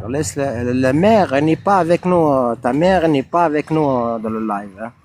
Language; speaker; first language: French; non-native, learner; Arabic